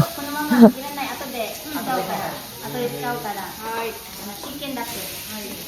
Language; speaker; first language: Japanese; non-native, fluent; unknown